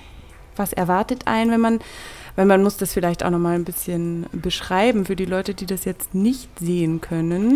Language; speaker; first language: German; native; German